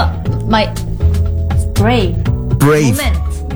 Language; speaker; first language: English; non-native, learner; Korean